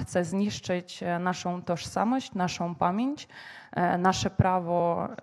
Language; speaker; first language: Polish; non-native, fluent; Ukrainian